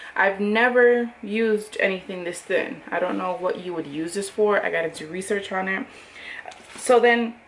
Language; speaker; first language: English; native; English